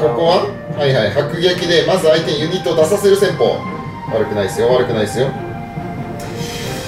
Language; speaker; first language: Japanese; native; Japanese